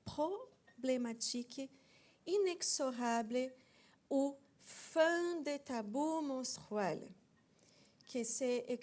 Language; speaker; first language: French; non-native, fluent; Portuguese